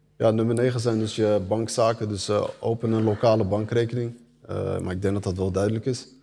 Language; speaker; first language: Dutch; early bilingual, other home language; Arabic